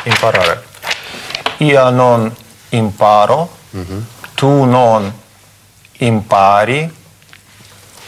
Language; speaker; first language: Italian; non-native, learner; Russian